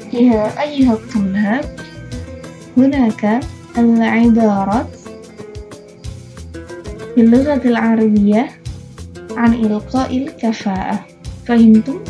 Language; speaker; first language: Arabic; non-native, fluent; Indonesian